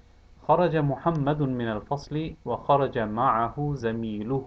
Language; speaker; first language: Arabic; non-native, fluent; English